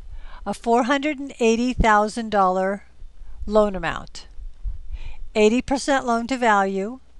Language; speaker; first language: English; native; English